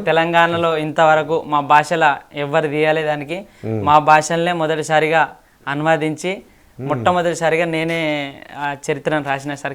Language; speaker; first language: Telugu; non-native, local second language; Lambadi